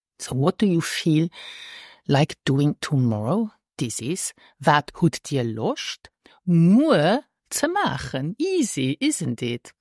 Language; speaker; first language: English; non-native, fluent; Luxembourgish